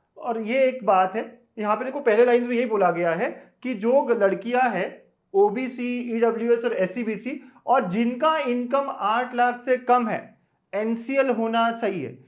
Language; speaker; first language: Hindi; native; Hindi